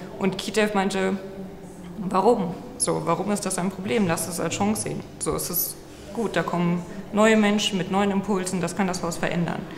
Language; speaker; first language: German; native; German